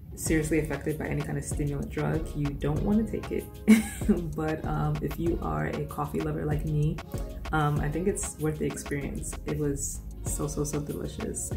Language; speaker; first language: English; native; English